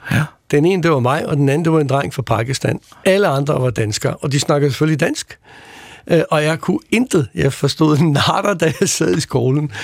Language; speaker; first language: Danish; early bilingual, other home language; Croatian